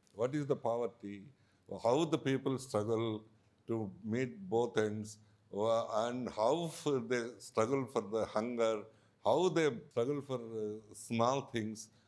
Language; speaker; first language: English; non-native, local second language; Telugu